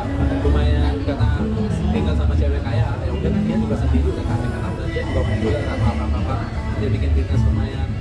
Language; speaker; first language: Indonesian; non-native, learner; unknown